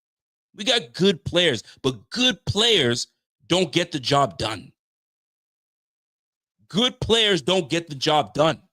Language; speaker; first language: English; native; English